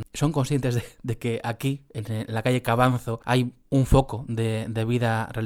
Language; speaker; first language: Spanish; native; Spanish